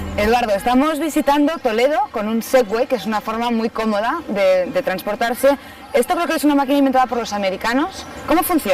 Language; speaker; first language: Spanish; native; Spanish